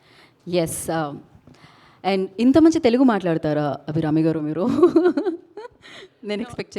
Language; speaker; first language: Telugu; native; Telugu